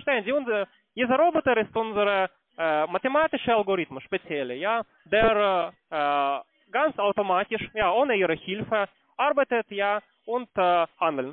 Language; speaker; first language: German; non-native, learner; Russian